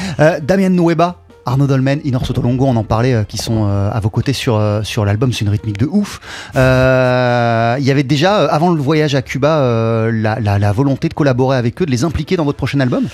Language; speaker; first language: French; native; French